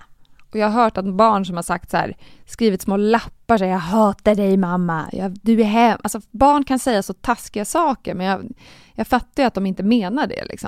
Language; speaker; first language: Swedish; native; Swedish